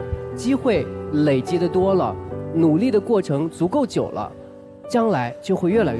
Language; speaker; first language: Chinese; native; Chinese